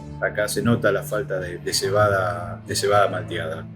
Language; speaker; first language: Spanish; native; Spanish